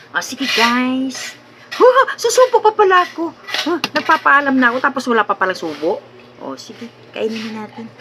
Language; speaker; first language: Filipino; non-native, local second language; Iloko